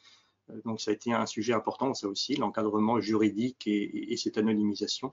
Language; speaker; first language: French; native; French